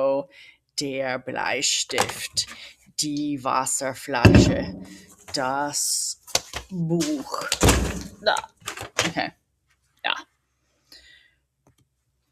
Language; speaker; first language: German; non-native, fluent; English